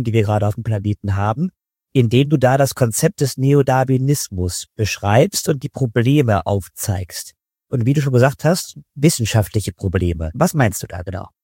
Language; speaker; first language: German; native; German